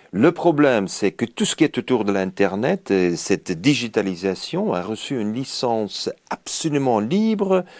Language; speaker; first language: French; native; French